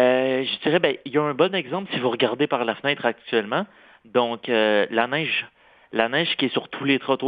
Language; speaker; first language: French; native; French